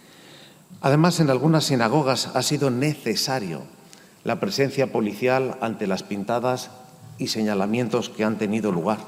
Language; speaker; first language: Spanish; native; Spanish